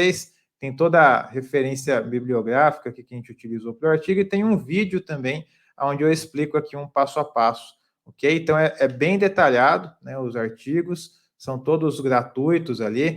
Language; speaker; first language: Portuguese; native; Portuguese